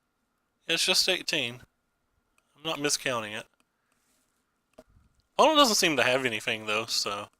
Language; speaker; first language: English; native; English